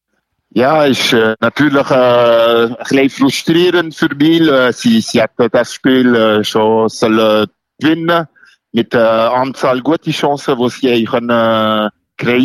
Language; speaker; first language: German; non-native, local second language; French